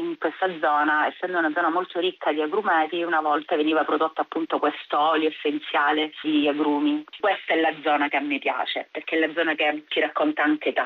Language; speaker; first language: Italian; native; Italian